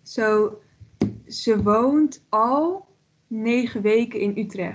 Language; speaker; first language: Dutch; native; Dutch